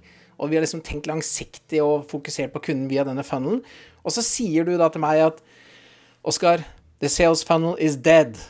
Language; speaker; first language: Norwegian; native; Norwegian